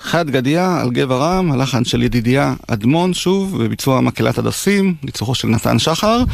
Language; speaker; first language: Hebrew; native; Hebrew